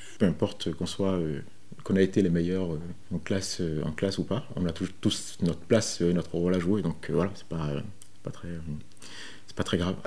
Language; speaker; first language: French; non-native, local second language; Fon